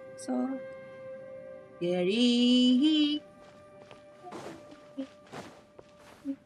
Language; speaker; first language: English; non-native, learner; Vietnamese